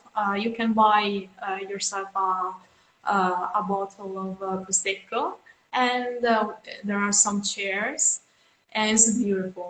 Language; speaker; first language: English; non-native, fluent; Italian